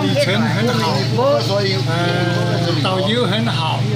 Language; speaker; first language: Chinese; non-native, local second language; Cantonese